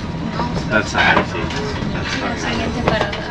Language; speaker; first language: English; non-native, fluent; Spanish